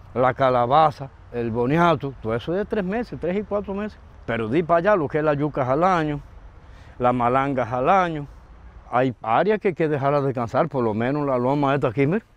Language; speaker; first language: Spanish; native; Spanish